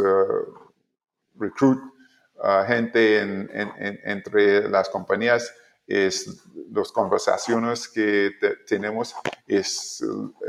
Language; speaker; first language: Spanish; non-native, learner; English